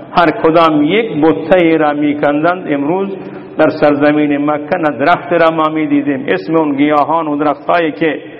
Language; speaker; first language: Persian; non-native, local second language; Baluchi